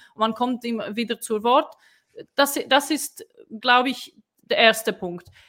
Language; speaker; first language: German; non-native, fluent; Czech